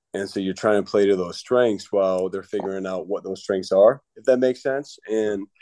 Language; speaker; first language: English; native; English